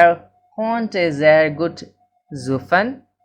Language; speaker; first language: German; non-native, fluent; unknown